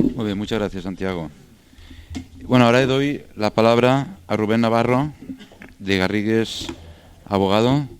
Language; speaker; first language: Spanish; non-native, local second language; Catalan